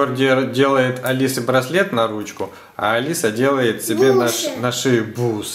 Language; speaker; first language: Russian; native; Russian